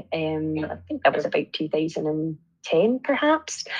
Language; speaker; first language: English; native; English